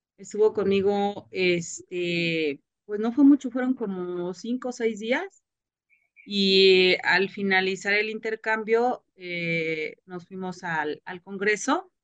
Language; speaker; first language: Spanish; native; Spanish